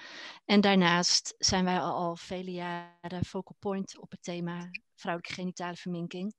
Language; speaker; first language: Dutch; native; Dutch